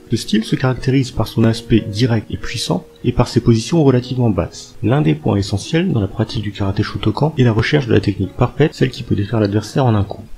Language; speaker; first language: French; native; French